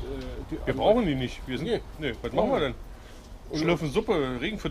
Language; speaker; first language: German; native; German